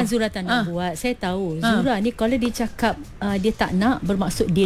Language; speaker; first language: Malay; native; Malay